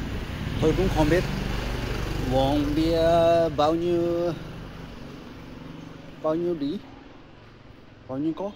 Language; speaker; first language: Vietnamese; non-native, learner; Japanese